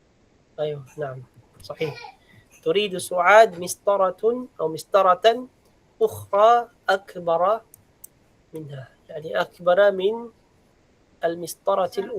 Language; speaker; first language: Arabic; non-native, fluent; Filipino